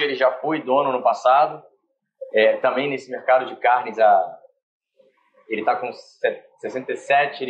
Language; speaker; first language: Portuguese; native; Portuguese